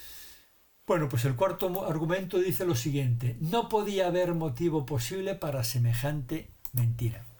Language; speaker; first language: Spanish; native; Spanish